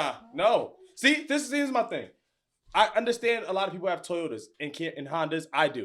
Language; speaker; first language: English; native; English